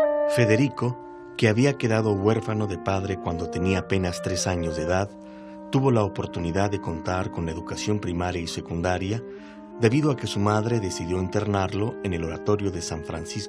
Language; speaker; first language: Spanish; native; Spanish